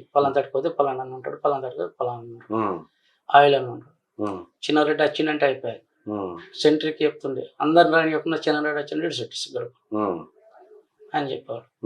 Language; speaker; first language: Telugu; native; Telugu